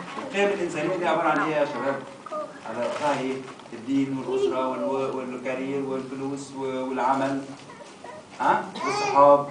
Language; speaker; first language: Arabic; native; Arabic